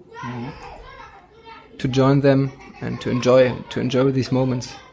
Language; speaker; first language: English; non-native, fluent; German